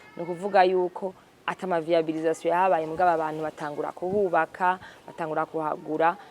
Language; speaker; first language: Rundi; early bilingual, heritage; Rundi